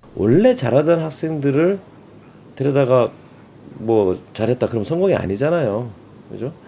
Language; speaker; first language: Korean; native; Korean